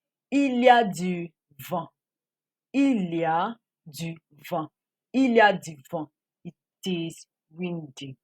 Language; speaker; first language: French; non-native, fluent; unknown